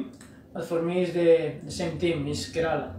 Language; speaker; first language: English; non-native, learner; Spanish